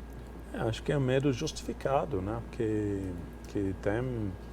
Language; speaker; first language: Portuguese; non-native, fluent; English